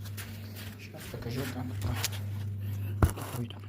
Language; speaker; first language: Russian; non-native, fluent; Uzbek